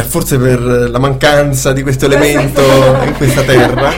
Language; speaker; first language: Italian; native; Italian